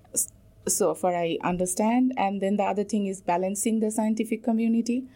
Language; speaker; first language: English; non-native, local second language; Bangla